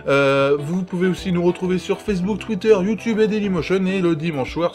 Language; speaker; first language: French; native; French